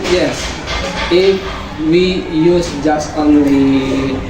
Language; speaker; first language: English; non-native, learner; Indonesian